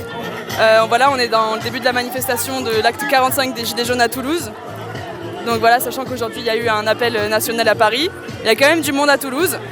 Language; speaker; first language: French; native; French